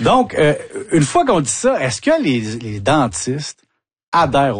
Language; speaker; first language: French; native; French